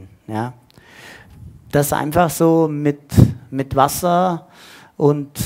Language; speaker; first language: German; non-native, fluent; Italian